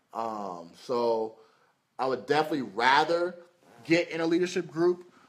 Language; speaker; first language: English; native; English